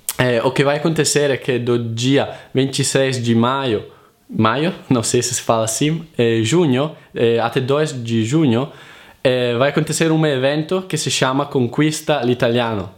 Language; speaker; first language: Portuguese; non-native, fluent; Italian